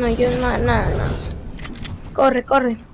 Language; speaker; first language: Spanish; early bilingual, heritage; Spanish